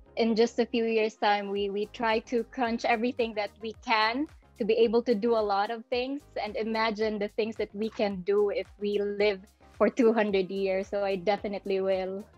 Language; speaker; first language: English; non-native, local second language; Cebuano